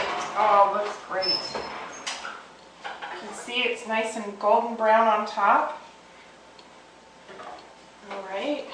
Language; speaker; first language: English; native; English